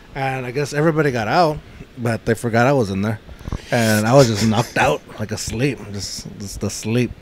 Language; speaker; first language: English; native; English